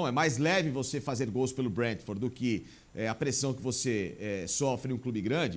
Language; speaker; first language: Portuguese; native; Portuguese